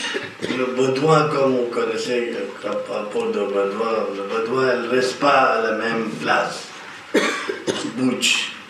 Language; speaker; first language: French; non-native, learner; Arabic